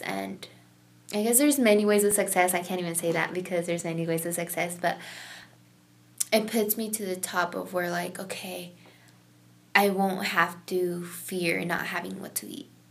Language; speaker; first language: English; native; English